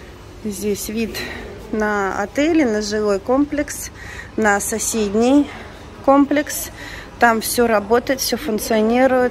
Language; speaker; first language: Russian; native; Russian